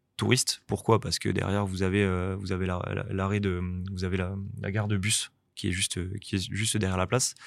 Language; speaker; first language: French; native; French